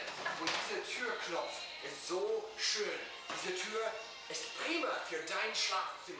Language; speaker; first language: German; non-native, learner; English